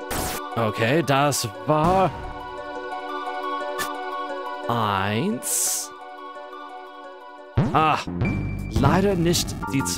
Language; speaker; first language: German; non-native, fluent; English